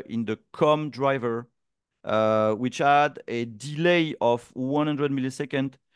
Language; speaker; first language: English; non-native, fluent; French